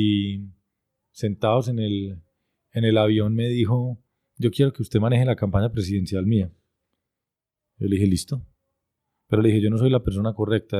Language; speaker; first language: Spanish; native; Spanish